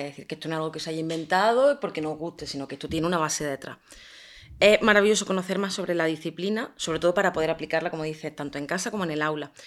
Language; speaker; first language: Spanish; native; Spanish